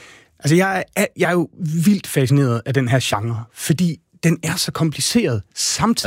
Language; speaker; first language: Danish; native; Danish